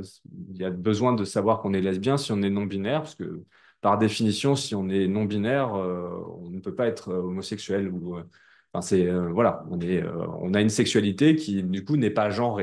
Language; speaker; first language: French; native; French